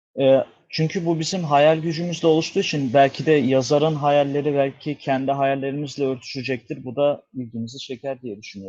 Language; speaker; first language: Turkish; native; Turkish